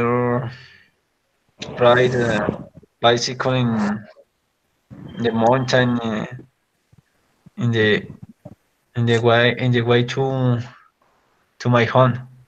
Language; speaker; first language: English; non-native, learner; Spanish